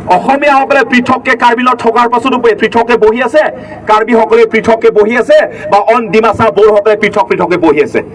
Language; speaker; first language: Assamese; non-native, local second language; Karbi